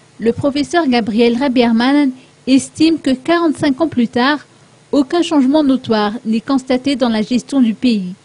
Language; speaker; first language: French; non-native, local second language; Malagasy